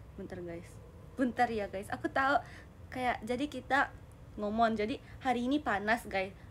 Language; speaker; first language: Indonesian; non-native, learner; Japanese